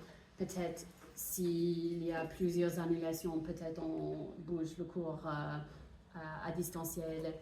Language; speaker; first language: French; non-native, fluent; English